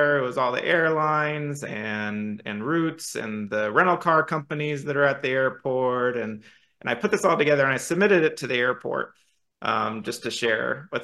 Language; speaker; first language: English; native; English